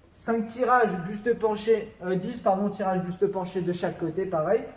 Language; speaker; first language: French; native; French